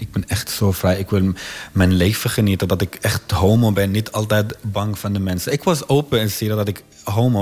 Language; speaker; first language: Dutch; non-native, learner; Arabic